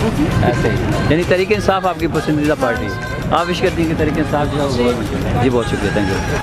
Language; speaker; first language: Urdu; native; Urdu